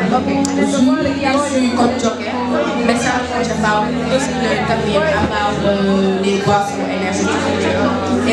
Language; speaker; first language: French; non-native, learner; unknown